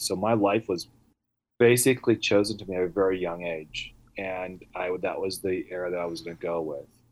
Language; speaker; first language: English; early bilingual, other home language; Italian